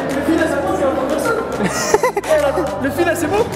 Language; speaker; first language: French; native; French